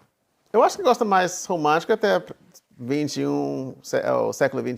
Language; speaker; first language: Portuguese; non-native, fluent; English